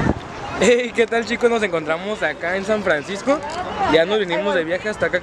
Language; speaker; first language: Spanish; native; Spanish